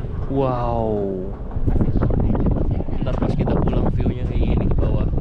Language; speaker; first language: Indonesian; native; Indonesian